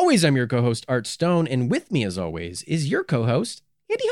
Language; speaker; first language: English; native; English